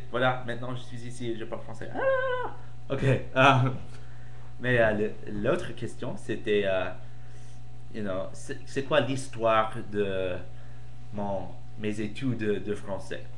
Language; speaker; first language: French; non-native, fluent; English